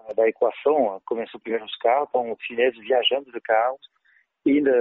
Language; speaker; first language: Portuguese; non-native, fluent; French